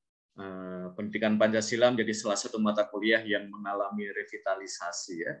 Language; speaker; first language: Indonesian; native; Indonesian